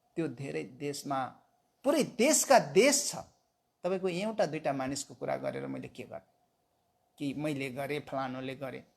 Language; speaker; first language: Nepali; non-native, local second language; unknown